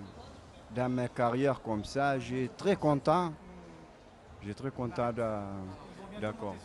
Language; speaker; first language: French; non-native, local second language; Tamasheq